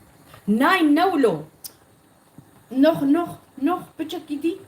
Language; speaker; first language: German; non-native, learner; Kurdish